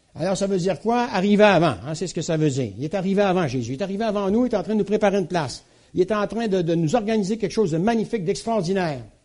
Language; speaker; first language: French; native; French